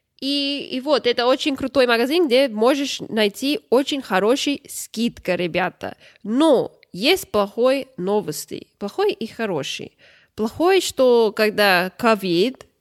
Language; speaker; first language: Russian; non-native, learner; English